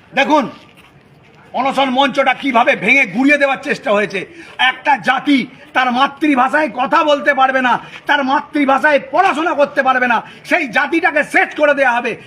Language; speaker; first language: Bangla; non-native, local second language; Santali